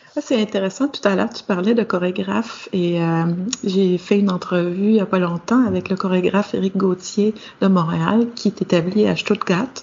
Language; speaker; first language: French; native; French